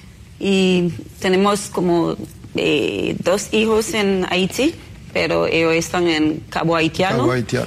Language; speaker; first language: Spanish; non-native, fluent; Haitian Creole